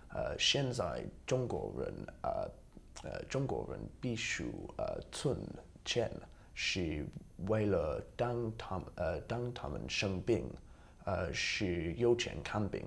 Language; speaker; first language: Chinese; non-native, learner; English